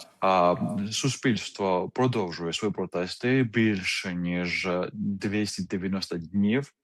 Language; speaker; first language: Ukrainian; non-native, fluent; Georgian